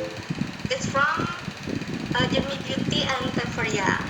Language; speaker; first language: English; non-native, learner; Indonesian